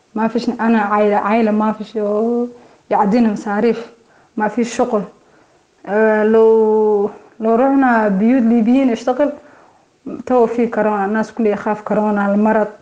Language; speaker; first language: Arabic; non-native, learner; Somali